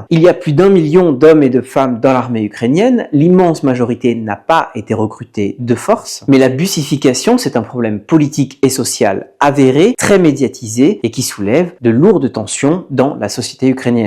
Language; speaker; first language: French; native; French